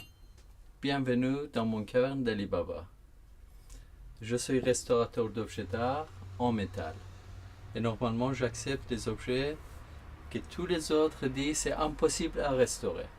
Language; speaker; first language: French; non-native, fluent; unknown